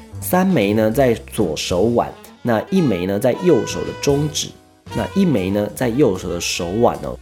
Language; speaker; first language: Chinese; native; Chinese